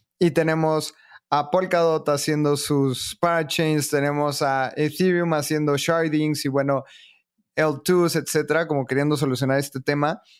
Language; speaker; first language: Spanish; native; Spanish